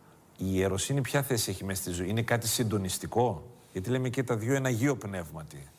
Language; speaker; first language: Greek; native; Greek